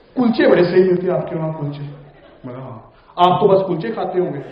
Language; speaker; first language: Hindi; non-native, local second language; Punjabi